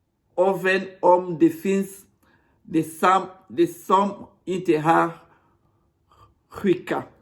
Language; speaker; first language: Swedish; non-native, learner; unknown